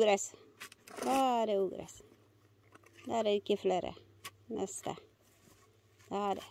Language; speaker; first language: Norwegian; non-native, learner; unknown